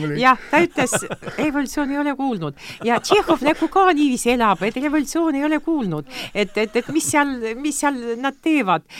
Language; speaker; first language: Estonian; non-native, local second language; Russian